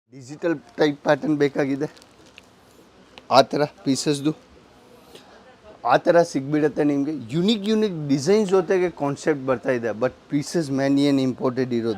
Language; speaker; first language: Kannada; non-native, fluent; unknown